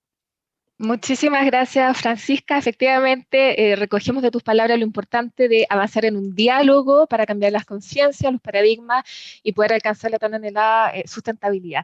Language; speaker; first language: Spanish; native; Spanish